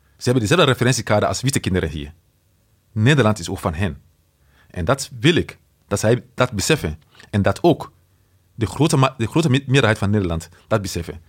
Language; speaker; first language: Dutch; non-native, fluent; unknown